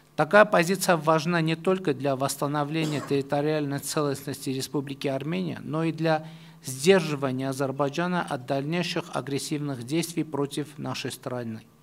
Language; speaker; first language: Russian; non-native, local second language; Armenian